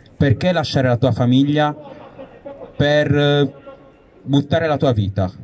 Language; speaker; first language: Italian; native; Italian